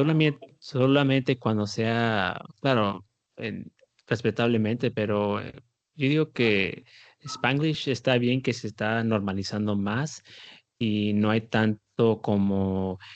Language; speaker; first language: Spanish; early bilingual, heritage; Spanish